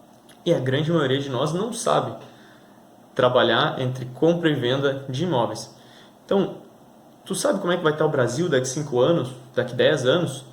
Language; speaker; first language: Portuguese; native; Portuguese